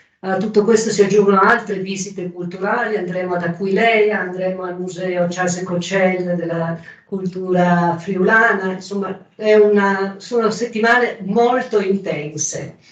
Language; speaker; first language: Italian; native; Italian